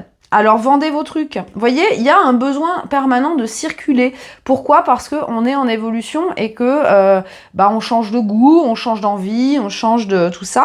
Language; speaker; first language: French; native; French